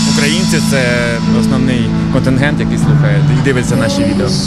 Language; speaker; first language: Ukrainian; native; Ukrainian